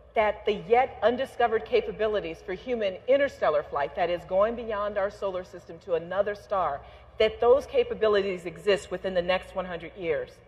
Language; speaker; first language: English; native; English